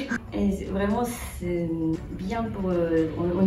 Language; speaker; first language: French; non-native, learner; Japanese